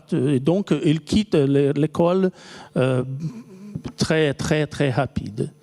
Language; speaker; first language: French; non-native, fluent; Portuguese